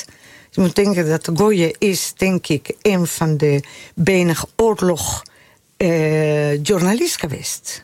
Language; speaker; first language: Dutch; non-native, fluent; Spanish